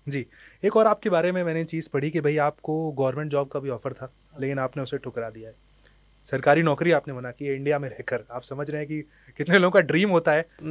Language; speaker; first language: Hindi; native; Hindi